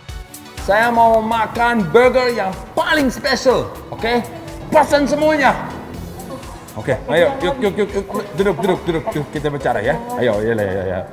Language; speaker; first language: Indonesian; non-native, learner; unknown